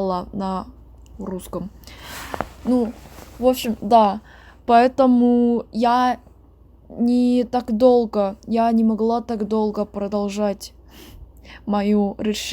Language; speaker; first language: Russian; non-native, learner; Korean